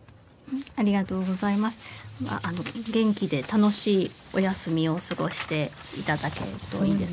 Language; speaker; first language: Japanese; native; Japanese